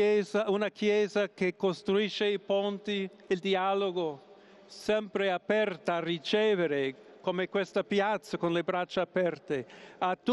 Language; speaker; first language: Italian; non-native, fluent; English